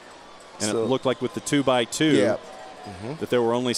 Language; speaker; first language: English; native; English